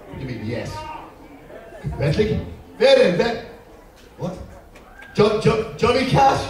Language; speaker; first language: German; non-native, learner; English